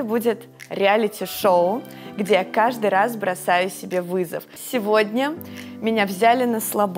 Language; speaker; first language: Russian; native; Russian